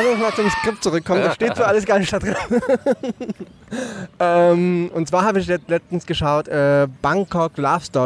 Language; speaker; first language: German; native; German